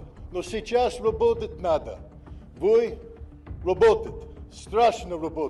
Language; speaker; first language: Russian; non-native, learner; English